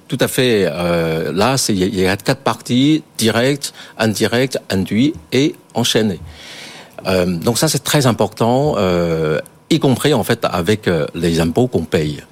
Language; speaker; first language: French; non-native, fluent; Chinese